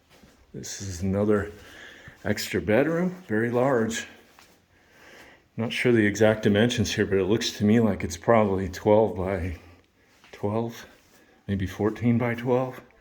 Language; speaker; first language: English; native; English